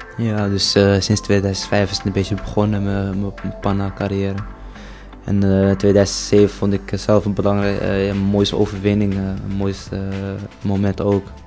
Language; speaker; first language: Dutch; early bilingual, other home language; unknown